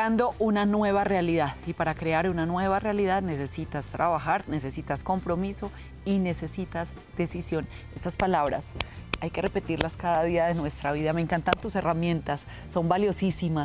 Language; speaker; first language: Spanish; native; Spanish